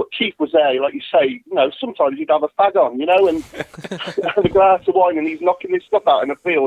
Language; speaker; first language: English; native; English